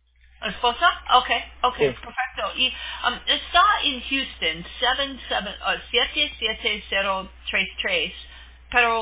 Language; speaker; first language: Spanish; non-native, learner; English